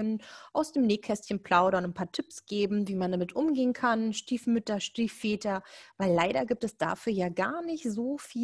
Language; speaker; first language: German; native; German